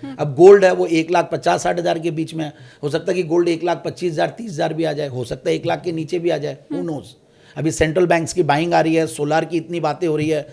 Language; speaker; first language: Hindi; native; Hindi